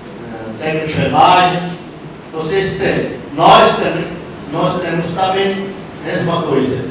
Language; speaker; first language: Portuguese; non-native, local second language; Yanomámi